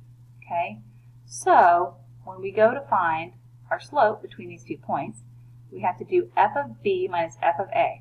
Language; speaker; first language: English; native; English